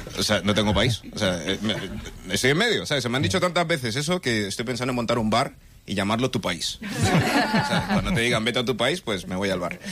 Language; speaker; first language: Spanish; early bilingual, other home language; English